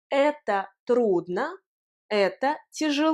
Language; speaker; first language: Russian; non-native, fluent; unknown